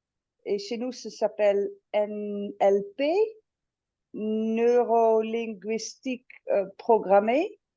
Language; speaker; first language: French; non-native, fluent; Dutch